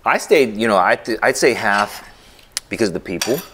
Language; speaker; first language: English; native; English